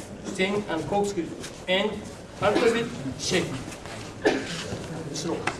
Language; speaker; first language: English; non-native, learner; Japanese